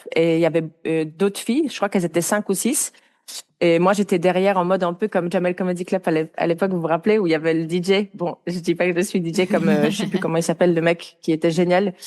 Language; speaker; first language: French; non-native, fluent; Polish